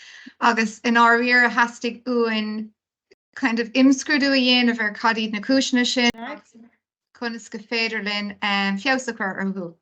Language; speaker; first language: Irish; non-native, local second language; English